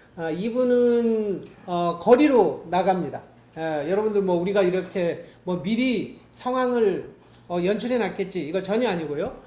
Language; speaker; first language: Korean; native; Korean